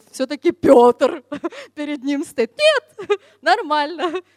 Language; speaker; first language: Russian; native; Russian